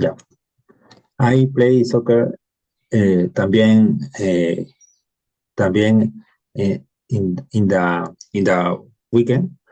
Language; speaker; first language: English; non-native, learner; Spanish